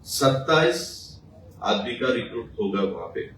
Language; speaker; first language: Hindi; non-native, local second language; Bangla